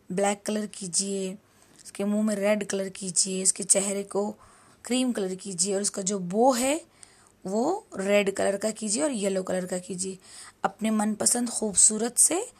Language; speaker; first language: Hindi; native; Hindi